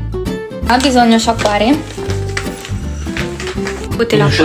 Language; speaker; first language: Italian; non-native, fluent; Filipino